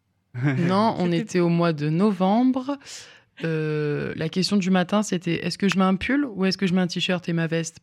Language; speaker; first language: French; native; French